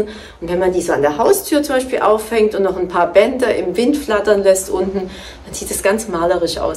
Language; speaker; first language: German; native; German